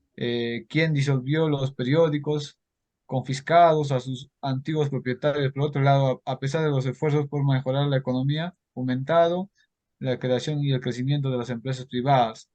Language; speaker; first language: Spanish; native; Spanish